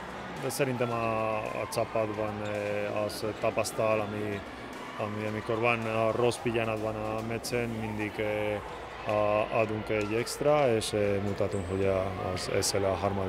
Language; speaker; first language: Hungarian; non-native, learner; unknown